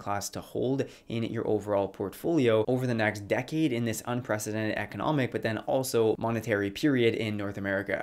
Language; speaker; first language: English; native; English